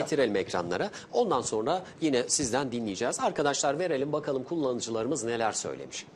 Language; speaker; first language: Turkish; native; Turkish